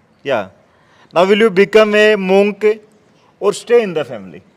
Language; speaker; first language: English; non-native, learner; Hindi